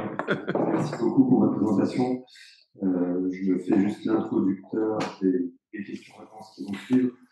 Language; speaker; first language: French; native; French